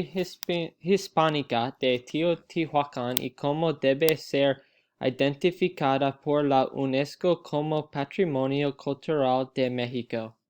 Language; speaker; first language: Spanish; non-native, learner; English